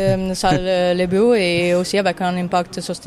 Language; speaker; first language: French; non-native, fluent; Italian